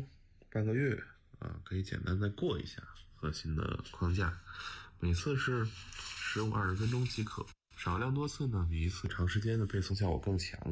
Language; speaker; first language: Chinese; native; Chinese